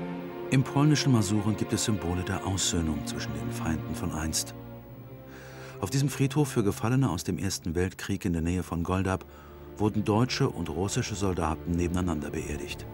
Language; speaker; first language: German; native; German